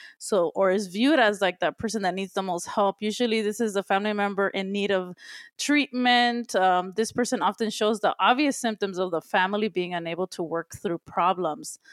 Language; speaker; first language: English; early bilingual, other home language; Spanish